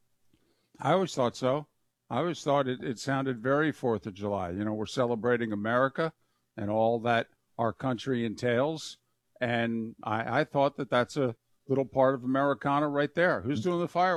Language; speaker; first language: English; native; English